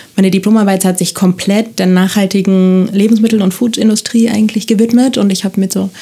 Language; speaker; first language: German; non-native, fluent; Spanish